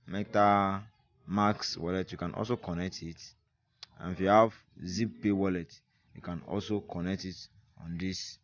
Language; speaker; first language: English; non-native, local second language; Yoruba